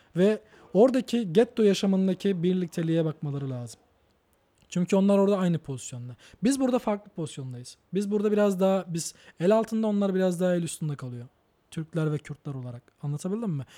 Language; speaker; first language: Turkish; native; Turkish